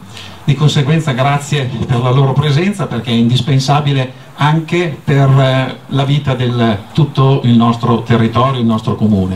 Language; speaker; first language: Italian; native; Italian